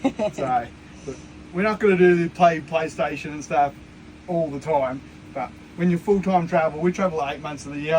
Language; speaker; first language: English; native; English